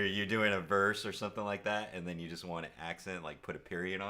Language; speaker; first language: English; native; English